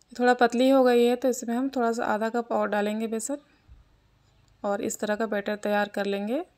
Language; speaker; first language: Hindi; native; Hindi